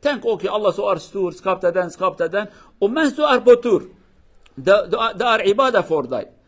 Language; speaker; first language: Swedish; non-native, learner; Kurdish